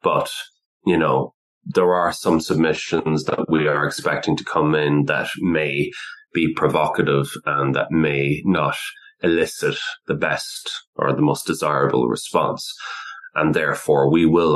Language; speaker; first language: English; native; English